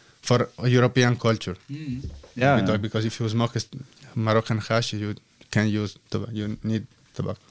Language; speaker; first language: English; non-native, learner; Italian